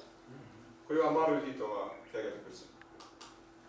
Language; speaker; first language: Japanese; non-native, learner; English